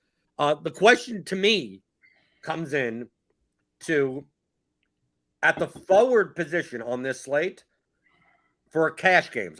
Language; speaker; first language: English; native; English